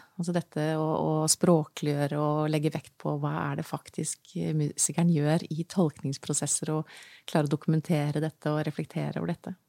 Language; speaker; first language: Norwegian; native; Norwegian